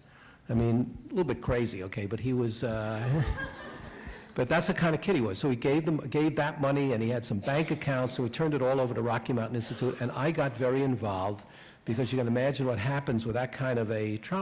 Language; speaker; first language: English; native; English